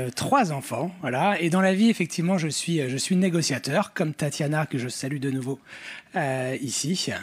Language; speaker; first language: French; native; French